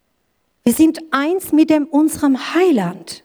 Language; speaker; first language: German; non-native, learner; Kurdish